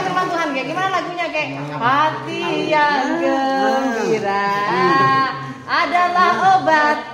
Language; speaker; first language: Indonesian; non-native, local second language; Madurese